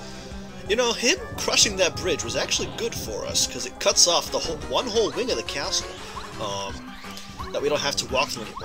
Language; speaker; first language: English; native; English